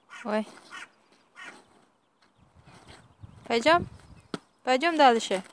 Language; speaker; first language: Russian; non-native, learner; Filipino